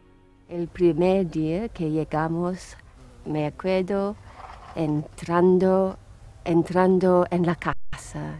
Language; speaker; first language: Spanish; non-native, fluent; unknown